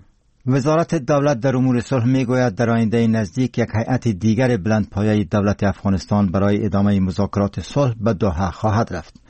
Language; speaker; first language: Persian; native; Persian